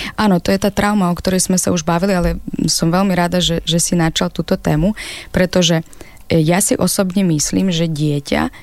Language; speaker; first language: Slovak; non-native, fluent; Ukrainian